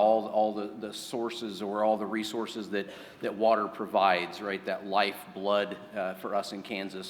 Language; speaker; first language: English; native; English